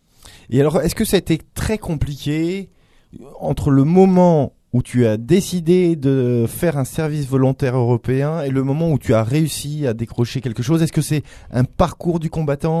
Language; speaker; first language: French; native; French